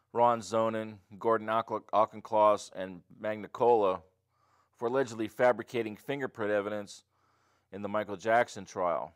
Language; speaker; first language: English; native; English